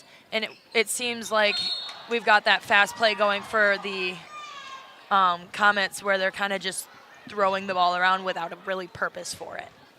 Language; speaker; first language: English; native; English